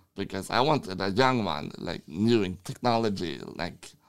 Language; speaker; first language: English; non-native, fluent; Swedish